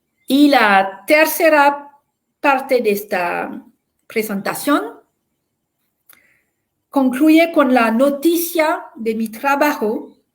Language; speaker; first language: Spanish; non-native, fluent; French